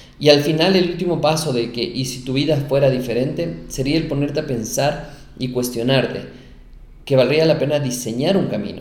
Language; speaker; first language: Spanish; native; Spanish